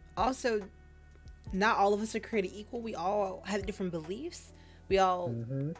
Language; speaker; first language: English; native; English